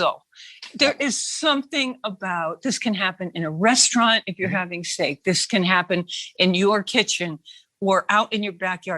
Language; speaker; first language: English; native; English